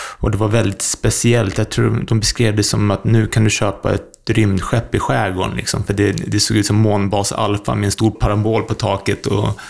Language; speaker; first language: Swedish; native; Swedish